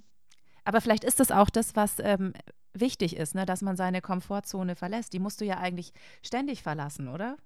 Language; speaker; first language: German; native; German